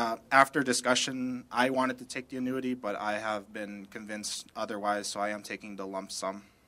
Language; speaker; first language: English; early bilingual, other home language; Spanish